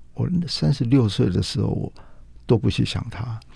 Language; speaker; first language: Chinese; native; Chinese